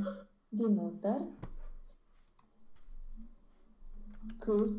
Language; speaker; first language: German; non-native, learner; Romanian